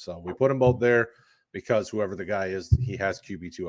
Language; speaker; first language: English; native; English